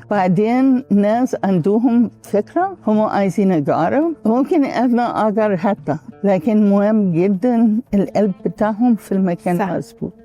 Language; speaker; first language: Egyptian Arabic; non-native, learner; English